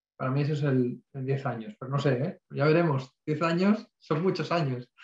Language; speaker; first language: Spanish; native; Spanish